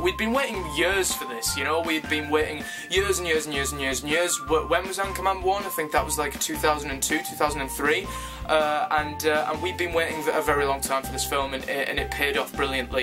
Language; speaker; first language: English; native; English